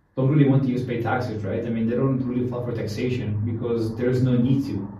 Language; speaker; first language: English; non-native, fluent; Spanish